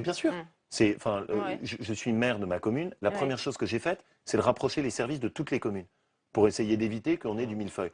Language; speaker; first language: French; native; French